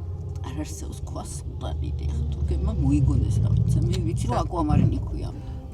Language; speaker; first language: Georgian; native; Georgian